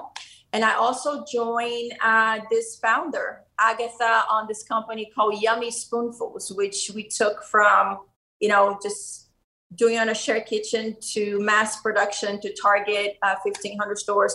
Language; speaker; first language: English; non-native, fluent; Portuguese